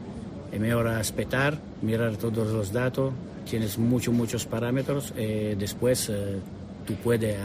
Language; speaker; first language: Spanish; non-native, learner; Italian